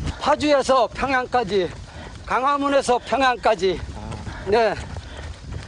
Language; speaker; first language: Korean; native; Korean